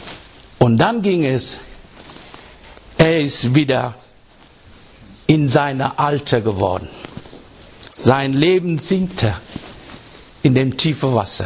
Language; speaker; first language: German; non-native, fluent; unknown